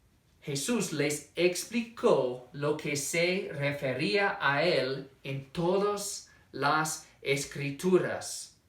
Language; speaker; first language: Spanish; non-native, fluent; English